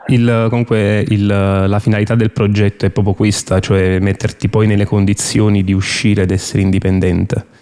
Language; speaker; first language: Italian; native; Italian